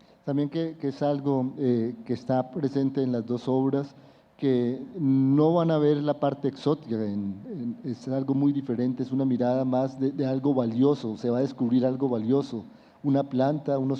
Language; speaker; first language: Spanish; native; Spanish